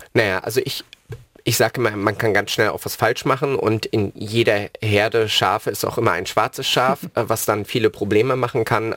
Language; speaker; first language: German; native; German